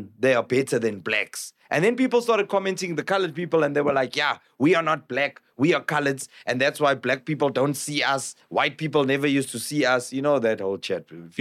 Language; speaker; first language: English; non-native, local second language; Zulu